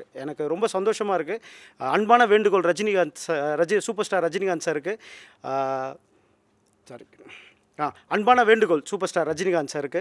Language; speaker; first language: Tamil; native; Tamil